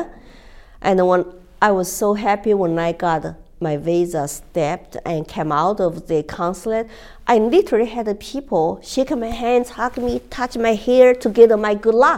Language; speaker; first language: English; non-native, fluent; Chinese